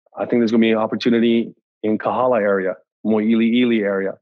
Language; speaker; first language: English; native; English